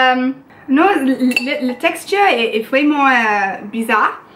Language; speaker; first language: French; non-native, learner; English